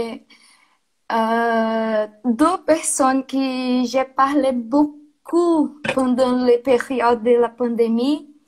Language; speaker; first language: French; non-native, learner; Portuguese